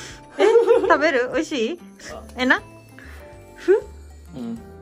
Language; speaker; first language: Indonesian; non-native, learner; Japanese